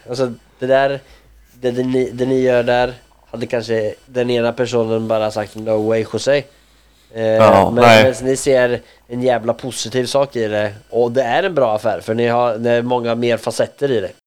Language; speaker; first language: Swedish; native; Swedish